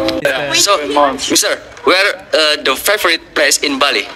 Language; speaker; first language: English; non-native, learner; Indonesian